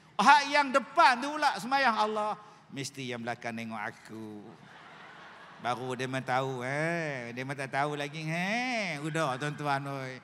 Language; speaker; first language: Malay; native; Malay